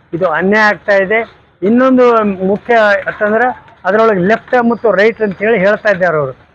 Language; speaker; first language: Kannada; non-native, local second language; Lambadi